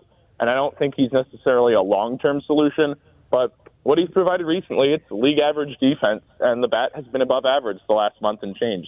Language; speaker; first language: English; native; English